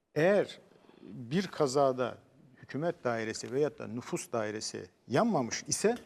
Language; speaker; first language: Turkish; native; Turkish